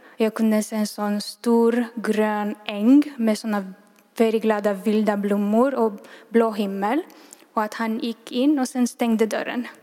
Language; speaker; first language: Swedish; non-native, fluent; Romanian